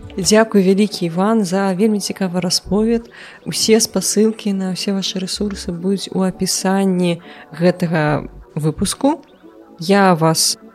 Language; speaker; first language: Belarusian; non-native, local second language; Russian